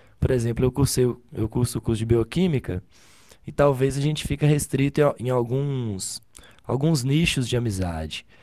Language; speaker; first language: Portuguese; native; Portuguese